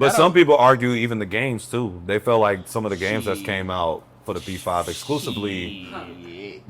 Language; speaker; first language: English; native; English